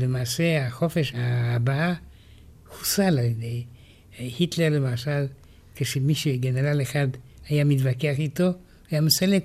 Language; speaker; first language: Hebrew; non-native, fluent; Romanian